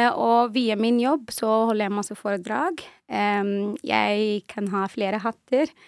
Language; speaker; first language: Norwegian; non-native, fluent; Arabic